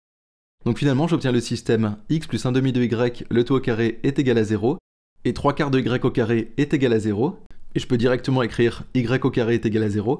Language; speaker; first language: French; native; French